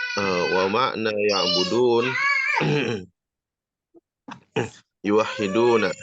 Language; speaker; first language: Arabic; non-native, learner; Indonesian